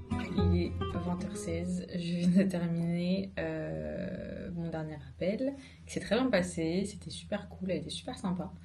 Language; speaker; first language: French; native; French